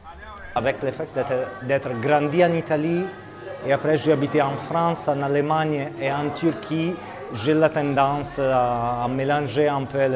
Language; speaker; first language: French; non-native, fluent; Italian